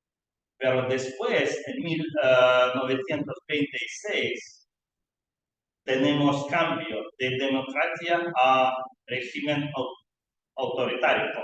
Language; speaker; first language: Spanish; non-native, learner; Lithuanian